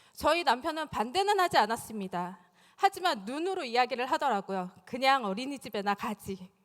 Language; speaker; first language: Korean; native; Korean